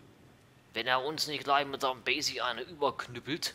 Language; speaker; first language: German; native; German